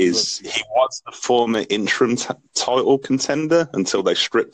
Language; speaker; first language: English; native; English